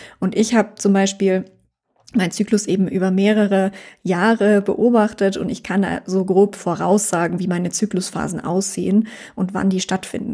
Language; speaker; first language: German; native; German